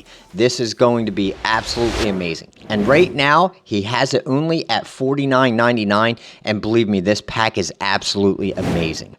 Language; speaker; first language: English; native; English